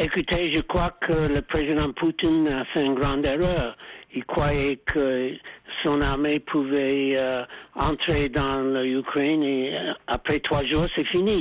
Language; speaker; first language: French; non-native, fluent; English